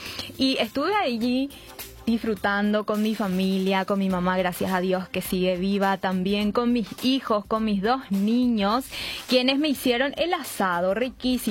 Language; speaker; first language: Spanish; native; Spanish